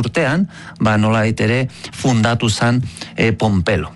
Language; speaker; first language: Basque; native; Basque